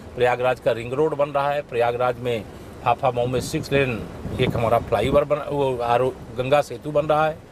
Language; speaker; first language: Hindi; native; Hindi